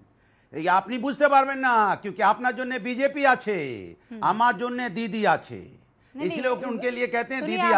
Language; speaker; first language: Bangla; non-native, local second language; Hindi